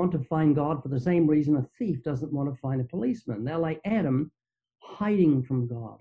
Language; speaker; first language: English; native; English